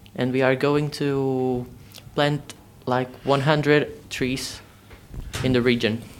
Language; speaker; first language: English; non-native, learner; Portuguese